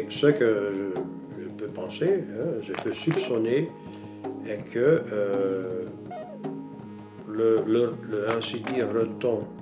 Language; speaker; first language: French; non-native, local second language; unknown